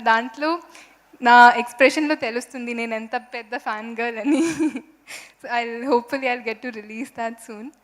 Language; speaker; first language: Telugu; non-native, fluent; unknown